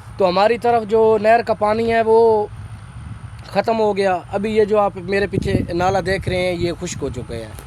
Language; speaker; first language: Urdu; non-native, local second language; Punjabi